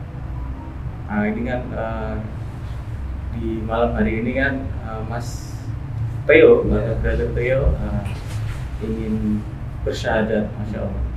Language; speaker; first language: Indonesian; native; Indonesian